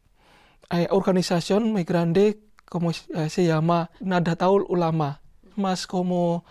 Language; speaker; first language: Spanish; non-native, learner; Indonesian